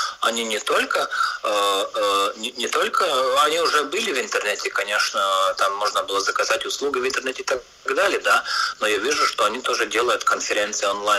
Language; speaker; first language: Russian; non-native, local second language; Latvian